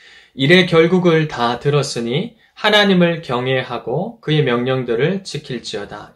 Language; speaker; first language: Korean; native; Korean